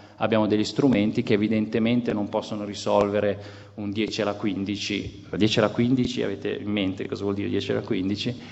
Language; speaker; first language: Italian; native; Italian